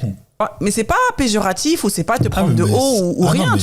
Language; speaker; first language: French; native; French